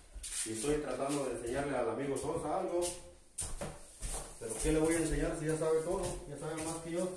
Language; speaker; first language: Spanish; native; Spanish